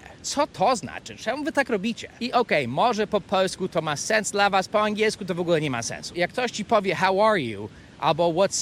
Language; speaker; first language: Polish; non-native, fluent; English